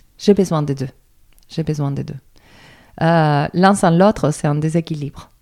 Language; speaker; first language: French; non-native, fluent; Spanish